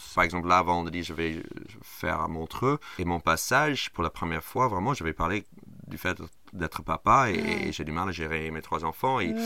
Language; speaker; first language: French; non-native, fluent; English